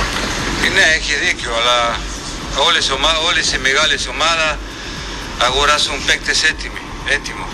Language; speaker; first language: Greek; non-native, fluent; Spanish